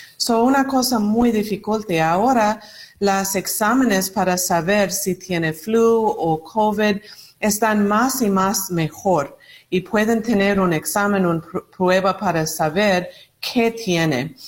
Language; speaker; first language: Spanish; non-native, learner; English